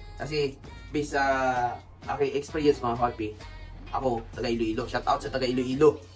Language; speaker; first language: Filipino; non-native, local second language; Hiligaynon